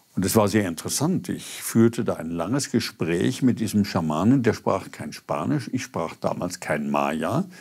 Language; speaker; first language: German; native; German